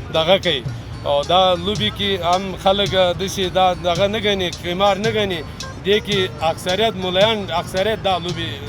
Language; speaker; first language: Pashto; non-native, local second language; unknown